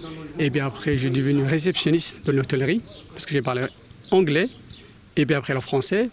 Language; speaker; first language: French; non-native, fluent; Somali